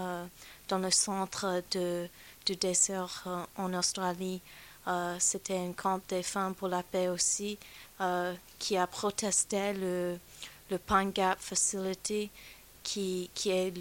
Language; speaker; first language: French; non-native, fluent; English